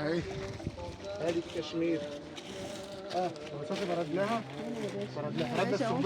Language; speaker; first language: Arabic; native; Arabic